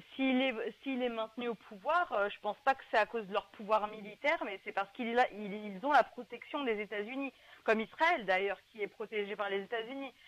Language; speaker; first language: French; native; French